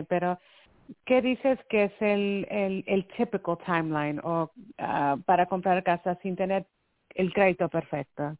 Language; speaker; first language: Spanish; early bilingual, heritage; Spanish